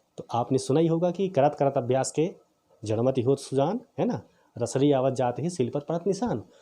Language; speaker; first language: Hindi; native; Hindi